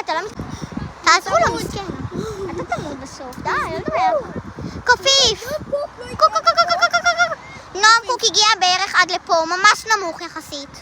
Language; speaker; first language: Hebrew; native; Hebrew